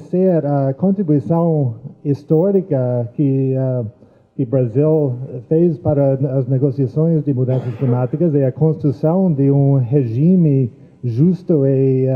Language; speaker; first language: Portuguese; non-native, fluent; English